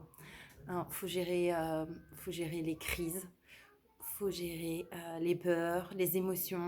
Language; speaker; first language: French; native; French